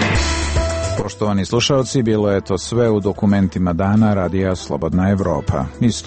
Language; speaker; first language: Croatian; native; Croatian